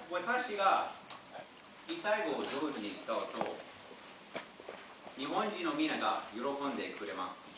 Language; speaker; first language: Japanese; non-native, learner; English